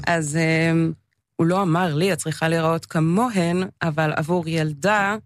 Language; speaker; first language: Hebrew; early bilingual, other home language; English